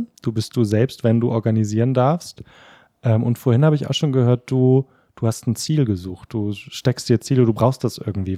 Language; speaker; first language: German; native; German